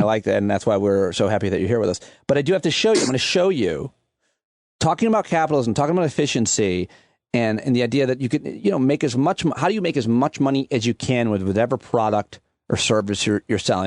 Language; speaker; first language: English; native; English